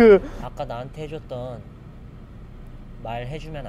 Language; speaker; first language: Korean; native; Korean